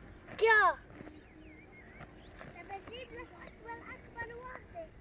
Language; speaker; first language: Arabic; native; Arabic